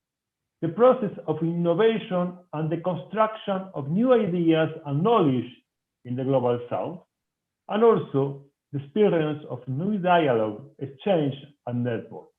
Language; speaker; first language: English; non-native, fluent; Spanish